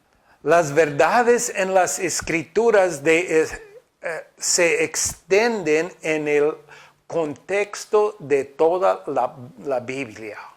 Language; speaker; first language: Spanish; non-native, fluent; English